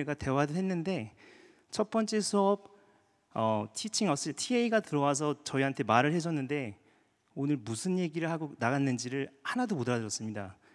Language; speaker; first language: Korean; native; Korean